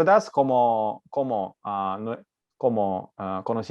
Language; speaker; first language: Spanish; non-native, learner; Japanese